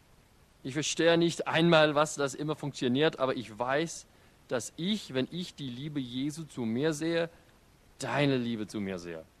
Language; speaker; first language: German; non-native, fluent; English